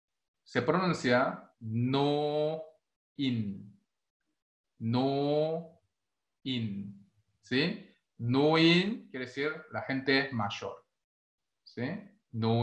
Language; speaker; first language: Spanish; non-native, fluent; Korean